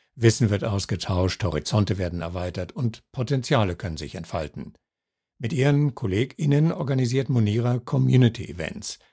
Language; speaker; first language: German; native; German